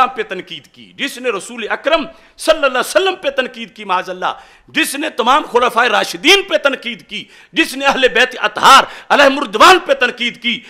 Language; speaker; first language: Urdu; non-native, local second language; Punjabi